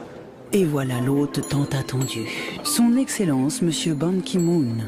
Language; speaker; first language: French; native; French